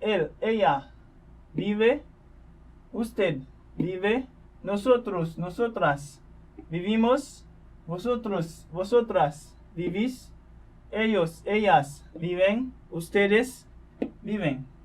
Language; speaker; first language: Spanish; non-native, fluent; Haitian Creole